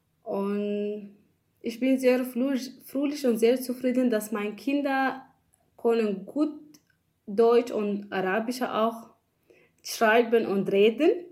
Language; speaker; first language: German; non-native, learner; Arabic